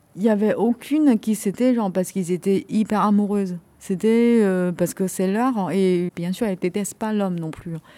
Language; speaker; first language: French; non-native, fluent; Chinese